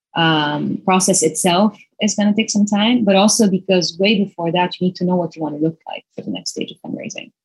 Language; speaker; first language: English; non-native, fluent; Arabic